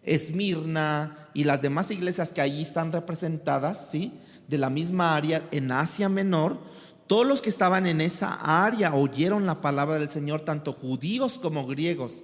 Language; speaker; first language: Spanish; native; Spanish